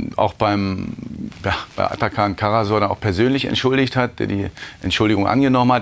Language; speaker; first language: German; native; German